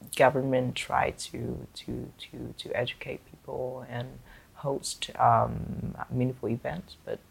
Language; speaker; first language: English; non-native, fluent; Vietnamese